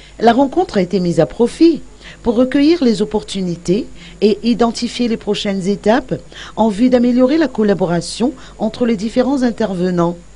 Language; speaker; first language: French; non-native, local second language; Malagasy